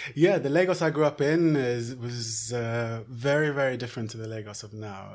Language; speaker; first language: English; early bilingual, other home language; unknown